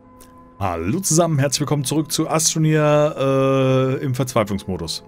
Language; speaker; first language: German; native; German